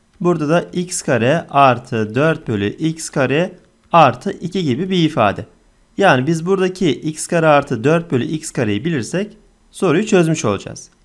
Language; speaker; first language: Turkish; native; Turkish